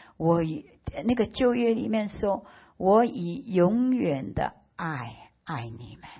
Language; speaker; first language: Chinese; early bilingual, heritage; Chinese